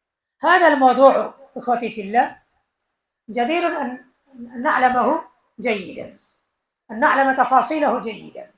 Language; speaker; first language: Arabic; non-native, fluent; Bangla